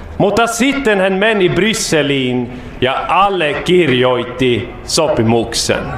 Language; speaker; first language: Finnish; non-native, fluent; Swedish